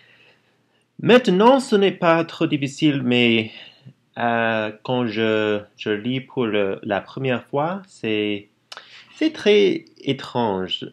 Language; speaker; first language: French; non-native, learner; English